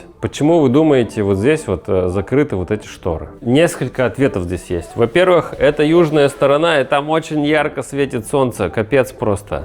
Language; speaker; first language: Russian; native; Russian